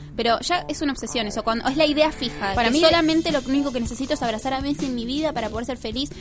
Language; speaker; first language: Spanish; native; Spanish